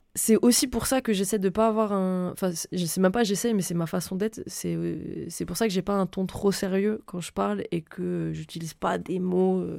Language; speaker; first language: French; native; French